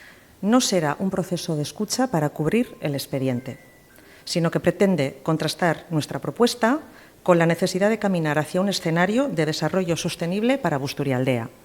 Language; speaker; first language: Spanish; native; Spanish